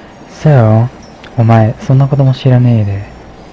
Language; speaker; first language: Japanese; non-native, fluent; English